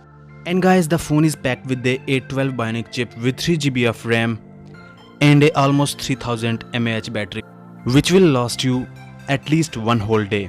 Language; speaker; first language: English; non-native, local second language; Urdu